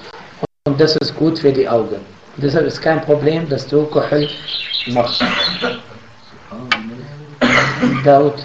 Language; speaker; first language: German; non-native, fluent; Arabic